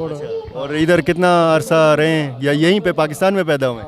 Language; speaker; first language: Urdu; non-native, local second language; Pashto